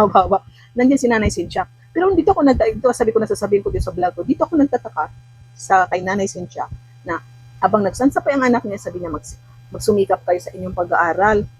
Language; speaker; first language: Filipino; non-native, local second language; Cebuano